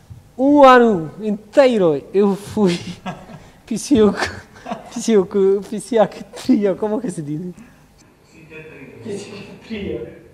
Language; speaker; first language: Portuguese; non-native, learner; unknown